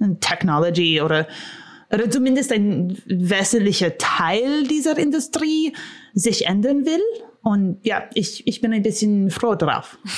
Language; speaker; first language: German; non-native, fluent; English